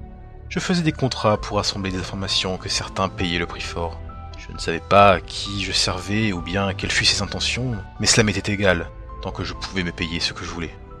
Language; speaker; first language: French; native; French